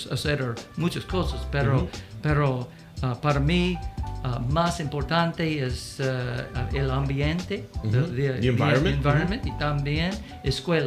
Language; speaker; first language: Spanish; non-native, learner; English